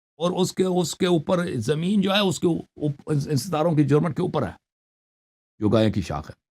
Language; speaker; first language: Urdu; non-native, fluent; Persian